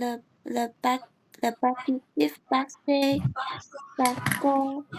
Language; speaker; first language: French; non-native, learner; English